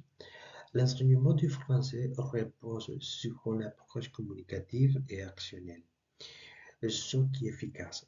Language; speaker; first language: French; non-native, learner; Spanish